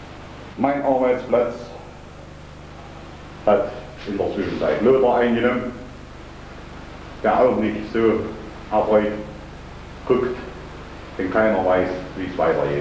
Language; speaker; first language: German; native; German